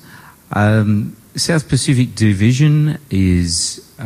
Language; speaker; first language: English; native; English